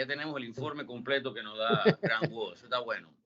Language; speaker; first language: Spanish; native; Spanish